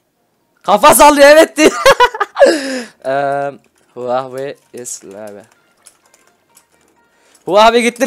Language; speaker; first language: Turkish; native; Turkish